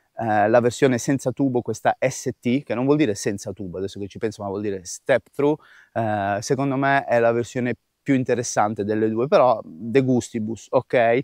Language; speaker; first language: Italian; native; Italian